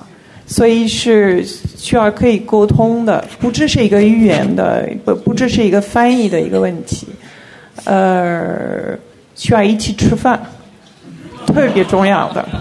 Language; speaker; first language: Chinese; non-native, fluent; Italian